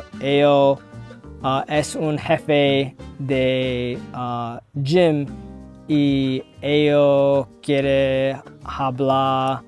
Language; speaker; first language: Spanish; non-native, learner; English